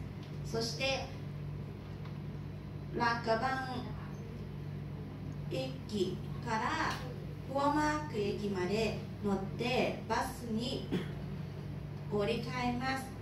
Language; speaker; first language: Japanese; non-native, learner; Thai